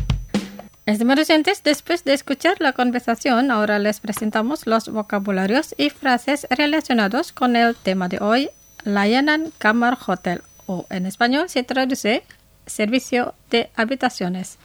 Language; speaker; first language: Spanish; non-native, fluent; Indonesian